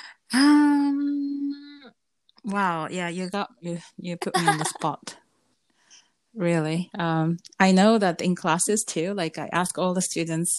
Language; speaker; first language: English; non-native, fluent; Japanese